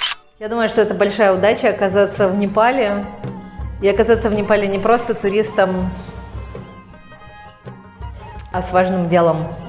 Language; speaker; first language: Russian; native; Russian